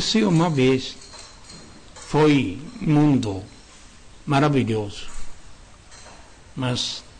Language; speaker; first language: Portuguese; non-native, learner; Japanese